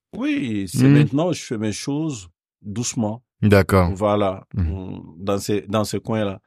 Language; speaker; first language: French; non-native, local second language; Bambara